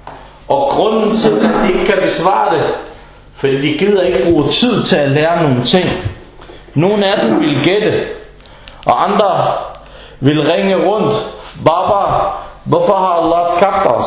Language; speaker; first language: Danish; non-native, fluent; Arabic